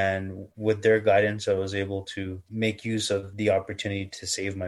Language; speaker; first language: English; native; English